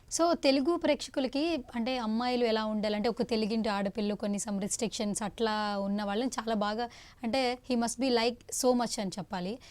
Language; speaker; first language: Telugu; native; Telugu